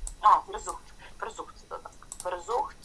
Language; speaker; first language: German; non-native, learner; Ukrainian